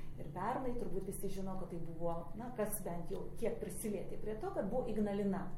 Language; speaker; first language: Lithuanian; native; Lithuanian